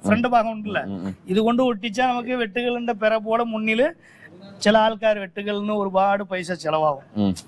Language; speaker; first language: Tamil; native; Tamil